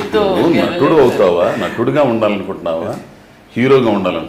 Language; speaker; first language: Telugu; native; Telugu